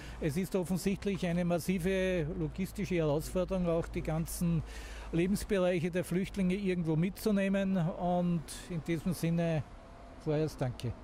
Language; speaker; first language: German; native; German